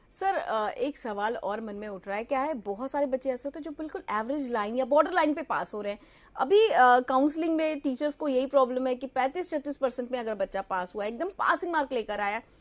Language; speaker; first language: Hindi; native; Hindi